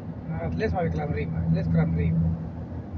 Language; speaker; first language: Arabic; non-native, learner; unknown